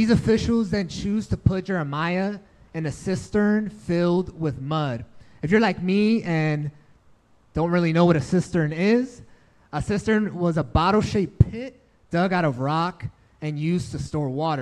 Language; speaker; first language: English; native; English